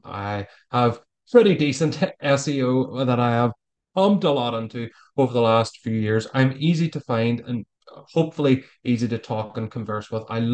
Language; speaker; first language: English; native; English